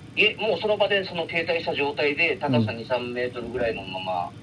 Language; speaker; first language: Japanese; native; Japanese